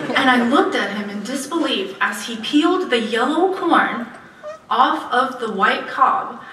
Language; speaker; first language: English; early bilingual, other home language; Romanian